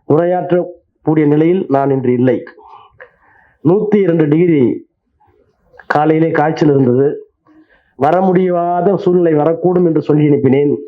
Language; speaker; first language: Tamil; native; Tamil